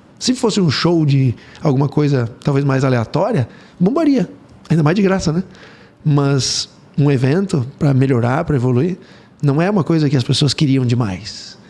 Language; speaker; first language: Portuguese; early bilingual, heritage; Portuguese